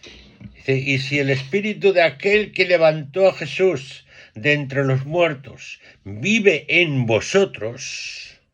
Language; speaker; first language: Spanish; native; Spanish